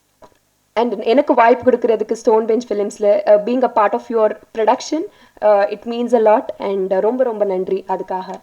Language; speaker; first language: Tamil; non-native, learner; Telugu